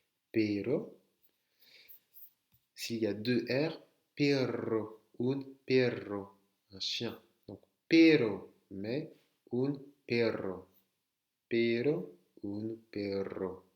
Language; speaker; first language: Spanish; non-native, fluent; French